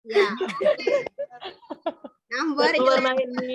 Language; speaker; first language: English; non-native, fluent; Indonesian